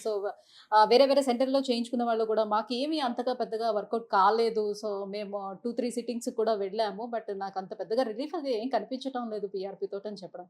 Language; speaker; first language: Telugu; native; Telugu